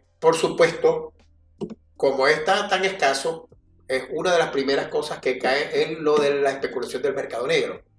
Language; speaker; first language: Spanish; native; Spanish